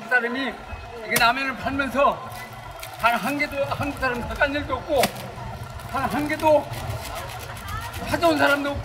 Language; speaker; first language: Korean; native; Korean